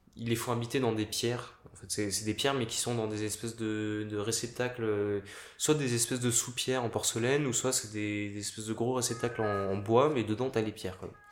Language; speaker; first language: French; native; French